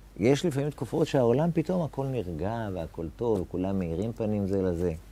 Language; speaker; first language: Hebrew; native; Hebrew